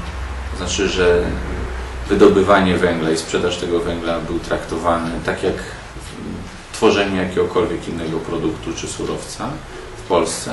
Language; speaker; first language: Polish; native; Polish